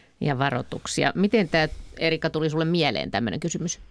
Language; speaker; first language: Finnish; native; Finnish